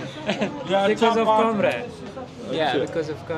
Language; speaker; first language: English; non-native, learner; Persian